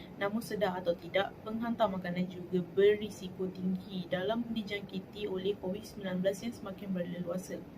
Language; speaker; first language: Malay; native; Malay